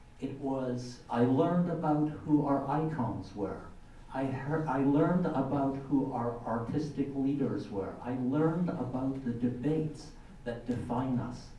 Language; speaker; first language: English; native; English